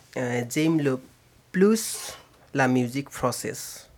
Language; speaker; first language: French; non-native, learner; Bangla